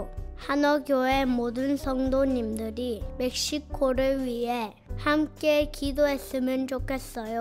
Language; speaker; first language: Korean; native; Korean